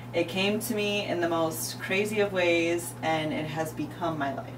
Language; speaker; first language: English; native; English